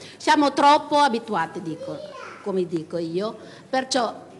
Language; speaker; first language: Italian; non-native, fluent; Ukrainian